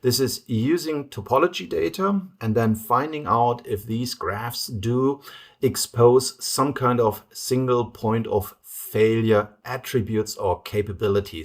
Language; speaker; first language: English; non-native, fluent; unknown